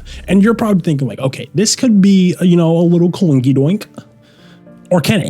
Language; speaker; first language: English; native; English